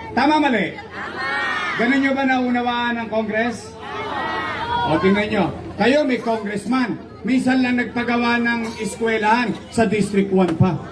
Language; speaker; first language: Filipino; native; Filipino